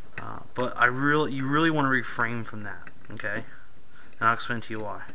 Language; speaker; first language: English; native; English